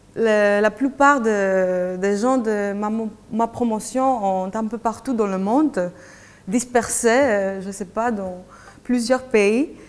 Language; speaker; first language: French; non-native, fluent; Greek